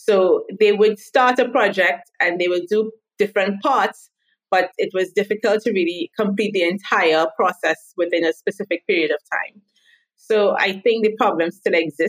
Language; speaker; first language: English; native; English